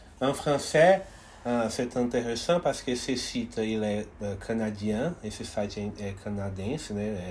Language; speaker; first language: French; non-native, fluent; Portuguese